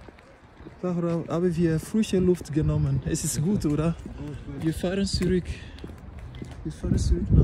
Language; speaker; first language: German; non-native, learner; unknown